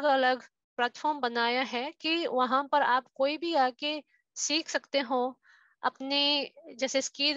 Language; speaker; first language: Hindi; non-native, fluent; Japanese